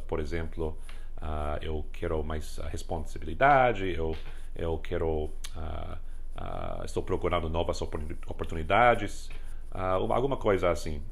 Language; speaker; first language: Portuguese; non-native, fluent; English